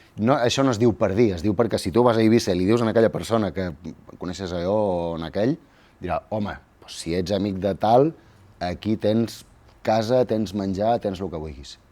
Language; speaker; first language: Catalan; native; Catalan